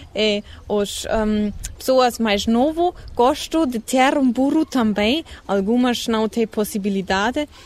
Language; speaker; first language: Portuguese; non-native, learner; German